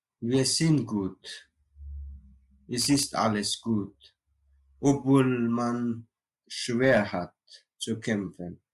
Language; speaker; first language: German; non-native, learner; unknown